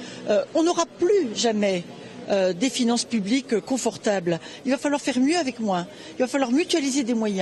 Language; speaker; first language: French; native; French